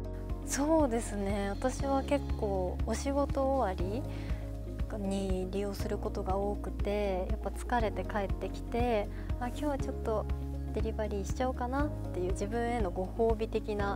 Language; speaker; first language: Japanese; native; Japanese